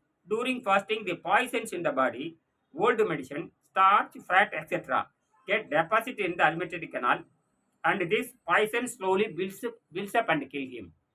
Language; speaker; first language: English; non-native, local second language; Tamil